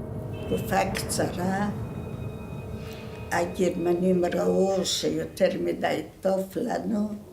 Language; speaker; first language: Hebrew; non-native, fluent; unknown